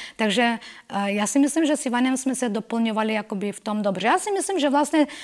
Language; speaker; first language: Czech; non-native, fluent; Bulgarian